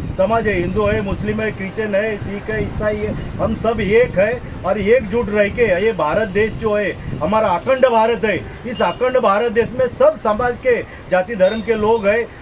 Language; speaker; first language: Hindi; non-native, local second language; Marathi